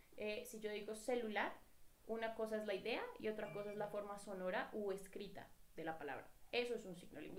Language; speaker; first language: Spanish; native; Spanish